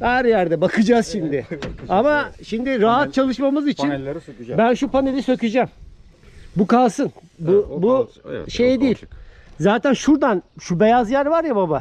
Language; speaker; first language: Turkish; native; Turkish